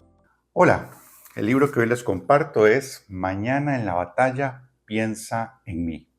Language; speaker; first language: Spanish; native; Spanish